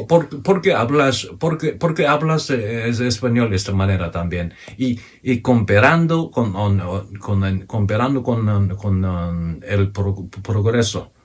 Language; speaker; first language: Spanish; non-native, fluent; Japanese